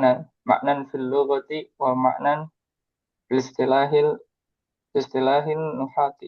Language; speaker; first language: Arabic; non-native, learner; Indonesian